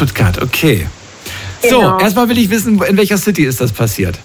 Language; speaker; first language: German; native; German